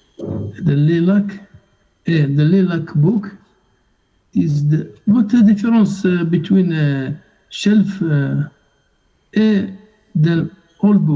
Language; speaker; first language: English; non-native, learner; Arabic